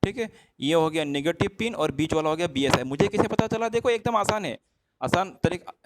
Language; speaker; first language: Hindi; non-native, local second language; Assamese